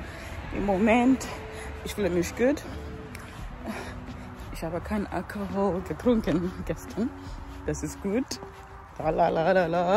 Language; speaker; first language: German; non-native, learner; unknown